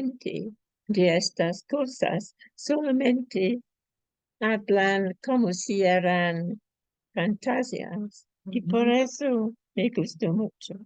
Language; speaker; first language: Spanish; non-native, fluent; English